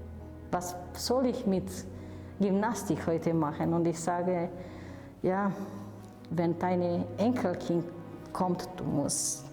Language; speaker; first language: German; non-native, fluent; Romanian